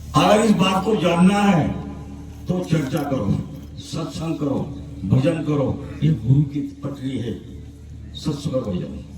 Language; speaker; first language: Hindi; non-native, local second language; Marathi